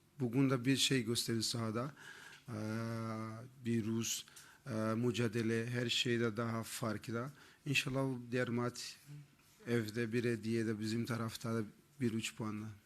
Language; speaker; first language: Turkish; non-native, learner; Portuguese